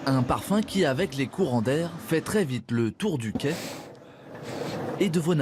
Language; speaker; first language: French; native; French